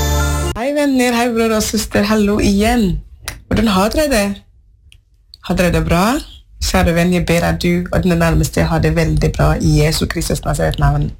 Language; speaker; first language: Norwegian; non-native, fluent; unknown